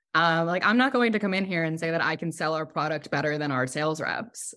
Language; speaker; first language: English; native; English